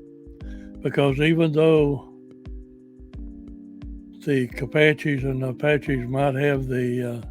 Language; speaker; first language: English; native; English